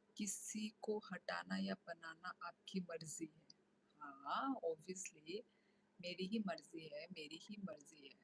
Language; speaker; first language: Hindi; non-native, local second language; Kok Borok